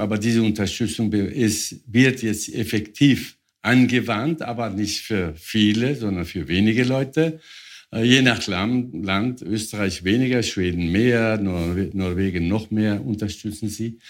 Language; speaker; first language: German; non-native, fluent; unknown